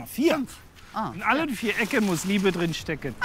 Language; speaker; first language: German; native; German